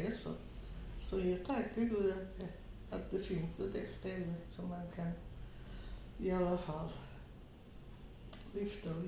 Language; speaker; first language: Swedish; non-native, fluent; Portuguese